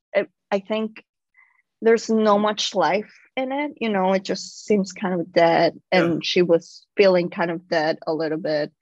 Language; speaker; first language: English; non-native, fluent; Spanish